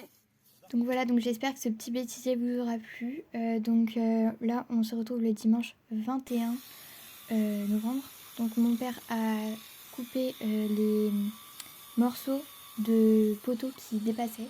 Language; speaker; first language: French; native; French